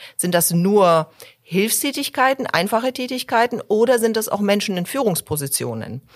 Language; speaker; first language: German; early bilingual, other home language; Polish